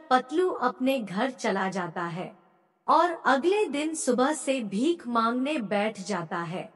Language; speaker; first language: Hindi; native; Hindi